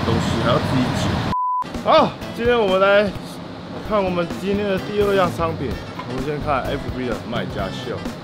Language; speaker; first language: Chinese; native; Chinese